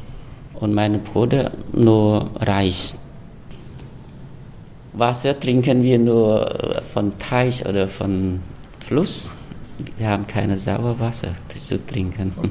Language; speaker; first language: German; non-native, fluent; Khmer